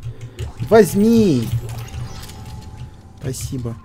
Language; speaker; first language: Russian; native; Russian